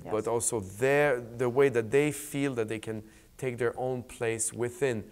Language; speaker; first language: English; native; English